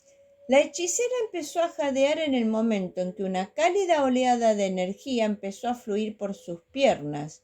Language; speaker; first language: Spanish; native; Spanish